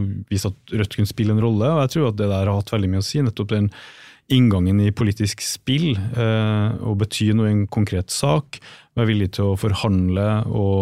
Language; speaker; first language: Norwegian; native; Norwegian